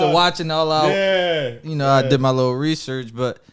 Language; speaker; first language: English; native; English